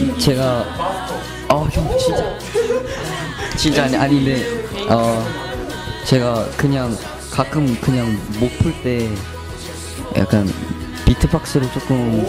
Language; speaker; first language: Korean; non-native, learner; Thai